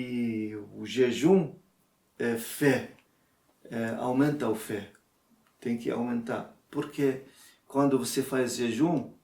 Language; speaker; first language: Portuguese; non-native, learner; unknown